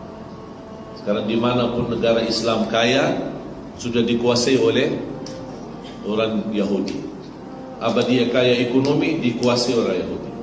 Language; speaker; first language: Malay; non-native, fluent; Arabic